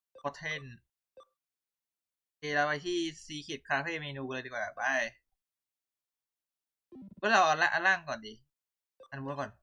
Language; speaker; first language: Thai; native; Thai